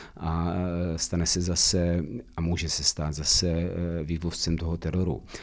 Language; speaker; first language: Czech; native; Czech